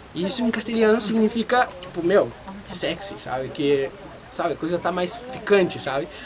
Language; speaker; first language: Portuguese; native; Portuguese